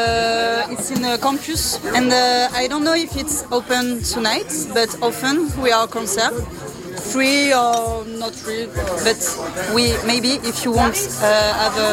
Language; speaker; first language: English; non-native, learner; French